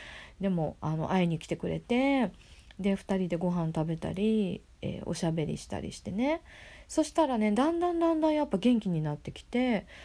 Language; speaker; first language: Japanese; native; Japanese